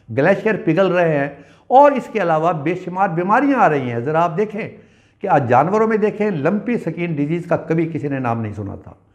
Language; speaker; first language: Urdu; non-native, local second language; Punjabi